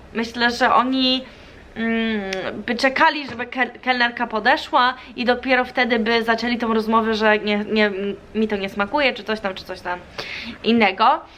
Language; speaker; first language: Polish; early bilingual, heritage; Polish